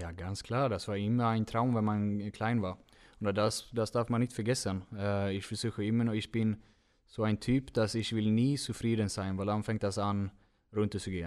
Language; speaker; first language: German; non-native, fluent; Swedish